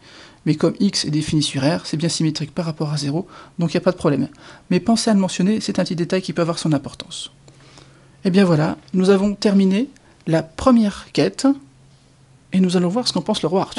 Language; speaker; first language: French; native; French